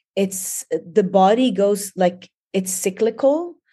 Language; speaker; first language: English; non-native, fluent; Arabic